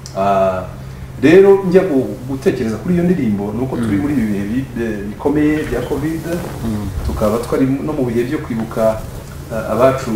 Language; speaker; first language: Kinyarwanda; early bilingual, heritage; Kinyarwanda